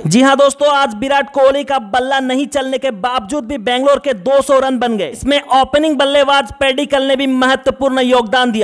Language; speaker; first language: Hindi; native; Hindi